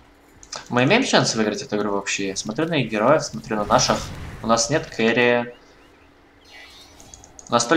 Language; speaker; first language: Russian; native; Russian